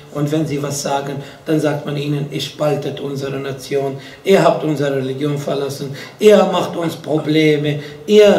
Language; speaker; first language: German; non-native, fluent; Arabic